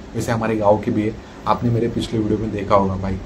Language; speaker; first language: Hindi; non-native, local second language; Marathi